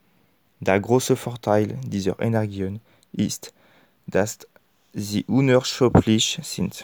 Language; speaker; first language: German; non-native, learner; French